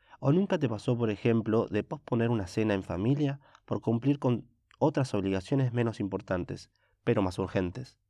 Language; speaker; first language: Spanish; native; Spanish